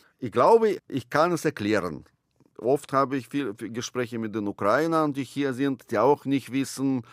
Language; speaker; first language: German; non-native, fluent; Russian